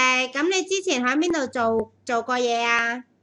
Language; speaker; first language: Chinese; native; Chinese